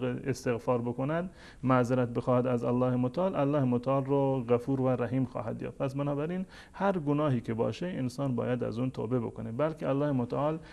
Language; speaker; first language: Persian; native; Persian